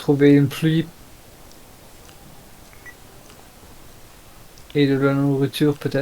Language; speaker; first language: French; non-native, learner; German